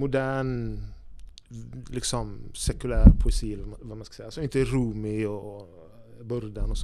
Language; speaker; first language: Swedish; native; Swedish